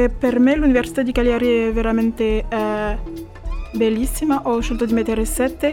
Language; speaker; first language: Italian; non-native, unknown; French